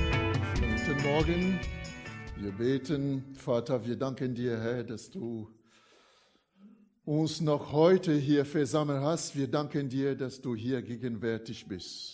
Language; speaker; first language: German; non-native, fluent; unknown